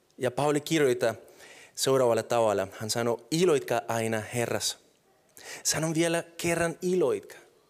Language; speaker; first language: Finnish; non-native, fluent; Spanish